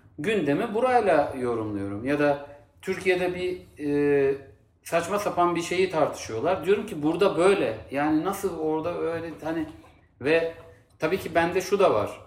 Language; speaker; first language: Turkish; native; Turkish